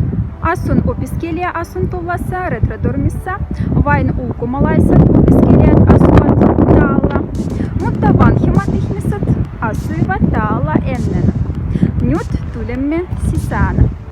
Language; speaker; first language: Finnish; non-native, learner; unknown